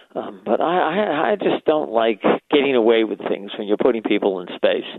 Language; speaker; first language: English; native; English